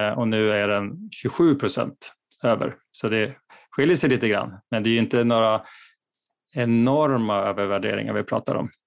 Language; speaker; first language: Swedish; native; Swedish